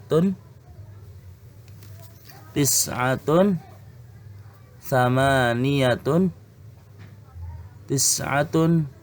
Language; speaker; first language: Arabic; non-native, fluent; Indonesian